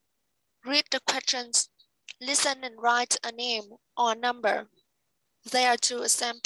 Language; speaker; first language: English; non-native, fluent; Vietnamese